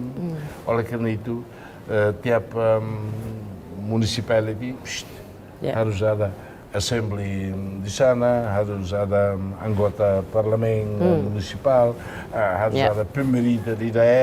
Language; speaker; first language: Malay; non-native, fluent; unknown